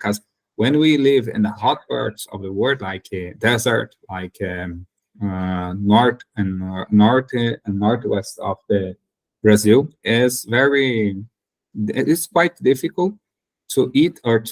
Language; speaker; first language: English; non-native, learner; Portuguese